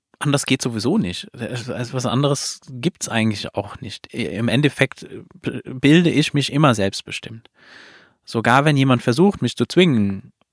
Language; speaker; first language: German; non-native, fluent; Luxembourgish